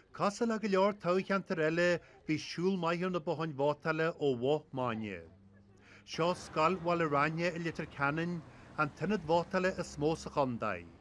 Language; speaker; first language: Irish; native; Irish